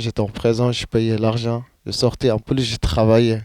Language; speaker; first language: French; non-native, learner; Arabic